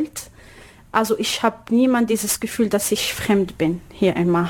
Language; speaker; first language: German; non-native, learner; Arabic